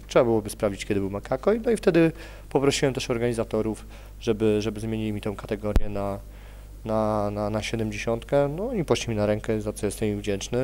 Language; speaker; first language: Polish; native; Polish